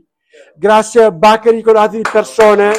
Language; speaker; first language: Italian; non-native, fluent; Wolof